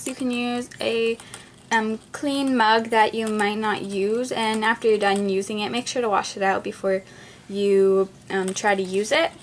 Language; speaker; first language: English; native; English